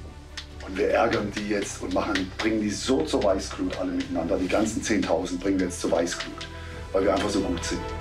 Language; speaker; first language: German; native; German